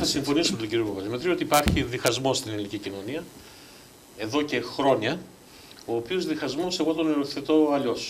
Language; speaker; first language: Greek; native; Greek